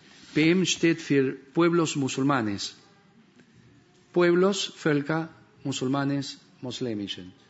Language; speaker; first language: German; non-native, fluent; Spanish